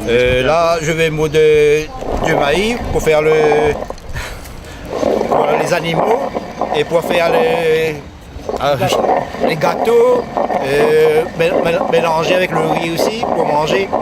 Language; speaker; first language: French; non-native, local second language; Réunion Creole French